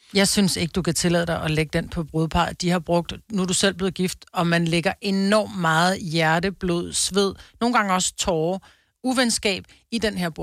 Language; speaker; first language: Danish; native; Danish